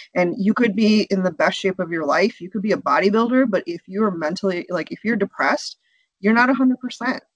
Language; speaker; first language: English; native; English